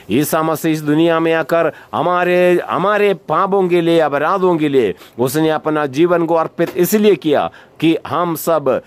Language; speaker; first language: Hindi; non-native, local second language; Malayalam